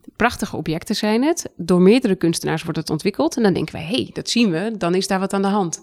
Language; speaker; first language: Dutch; native; Dutch